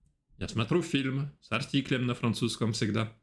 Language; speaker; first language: Russian; non-native, fluent; French